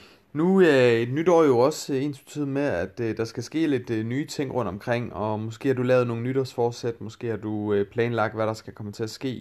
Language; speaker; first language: Danish; native; Danish